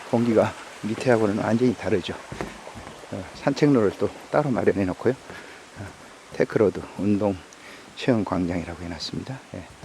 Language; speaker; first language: Korean; native; Korean